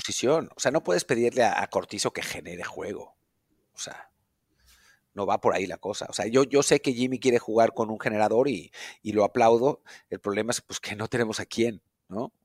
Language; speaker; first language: Spanish; native; Spanish